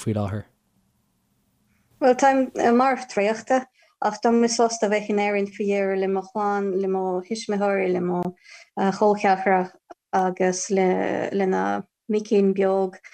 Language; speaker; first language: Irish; non-native, fluent; Ukrainian